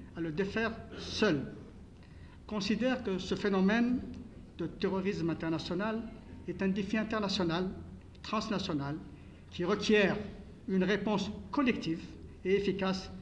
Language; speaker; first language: French; non-native, local second language; Arabic